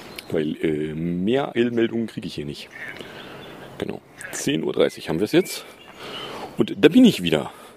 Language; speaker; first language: German; native; German